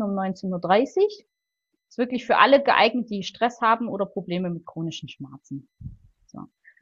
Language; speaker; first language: German; native; German